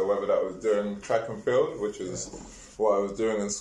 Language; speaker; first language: English; native; English